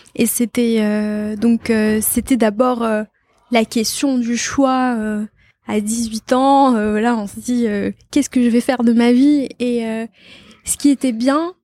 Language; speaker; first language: French; non-native, local second language; Arabic